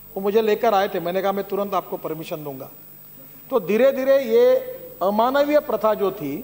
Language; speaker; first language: Hindi; non-native, local second language; Marathi